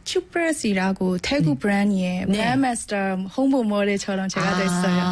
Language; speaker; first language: Korean; non-native, learner; Burmese